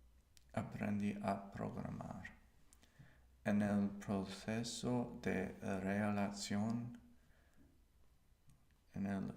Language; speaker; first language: Spanish; non-native, learner; English